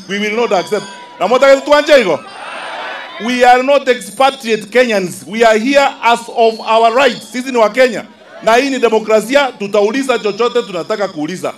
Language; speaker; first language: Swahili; non-native, local second language; Gusii